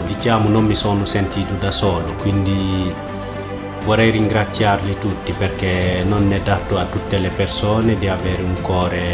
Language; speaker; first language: Italian; non-native, fluent; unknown